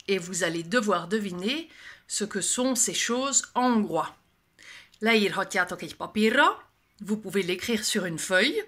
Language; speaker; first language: French; non-native, fluent; Hungarian